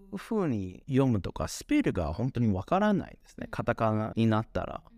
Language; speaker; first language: Japanese; non-native, fluent; Chinese